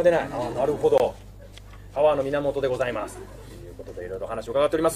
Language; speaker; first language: Japanese; native; Japanese